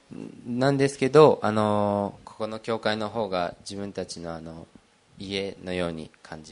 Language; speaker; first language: Japanese; early bilingual, other home language; Portuguese